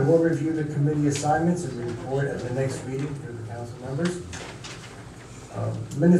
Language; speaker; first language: English; native; English